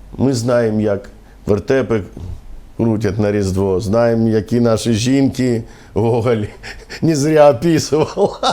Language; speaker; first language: Ukrainian; non-native, local second language; Romany